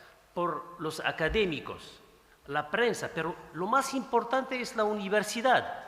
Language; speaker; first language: Spanish; non-native, fluent; Arabic